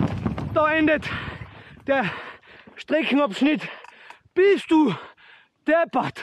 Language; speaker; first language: German; native; German